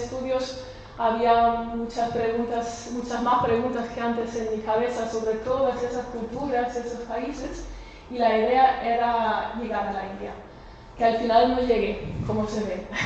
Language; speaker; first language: Spanish; non-native, fluent; German